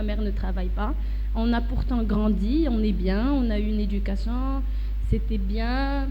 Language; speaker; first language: French; non-native, local second language; Arabic